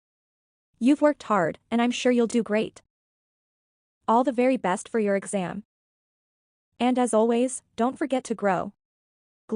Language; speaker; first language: English; non-native, local second language; Malayalam